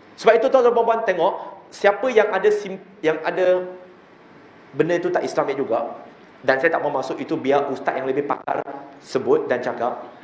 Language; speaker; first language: Malay; non-native, local second language; Chinese